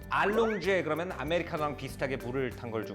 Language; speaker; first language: Korean; native; Korean